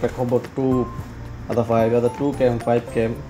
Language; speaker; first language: Arabic; non-native, learner; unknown